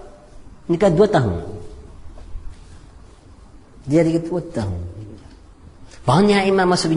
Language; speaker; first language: Indonesian; non-native, fluent; Arabic